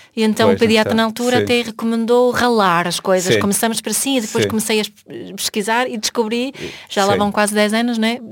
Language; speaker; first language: Portuguese; non-native, fluent; Swedish